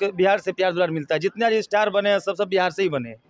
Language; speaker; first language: Hindi; native; Hindi